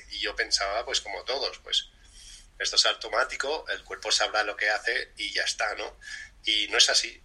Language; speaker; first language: Spanish; early bilingual, other home language; English